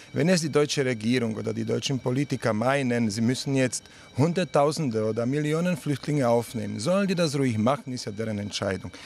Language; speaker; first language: German; non-native, fluent; Slovak